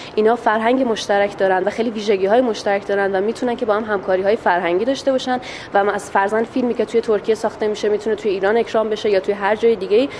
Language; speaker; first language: Persian; native; Persian